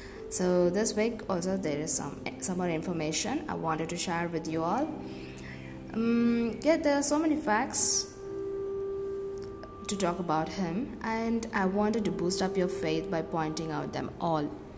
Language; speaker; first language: English; non-native, local second language; Tamil